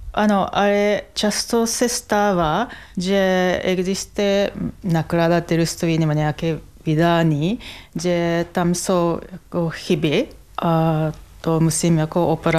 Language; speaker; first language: Czech; non-native, fluent; Japanese